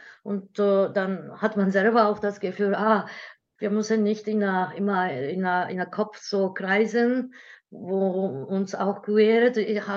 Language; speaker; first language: German; non-native, learner; Japanese